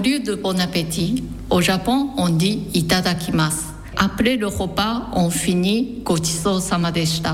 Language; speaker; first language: French; non-native, fluent; Japanese